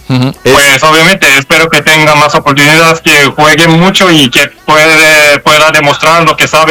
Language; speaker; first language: Spanish; non-native, learner; Korean